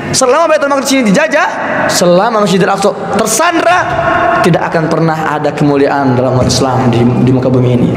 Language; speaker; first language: Indonesian; native; Indonesian